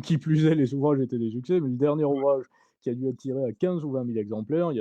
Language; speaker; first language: French; native; French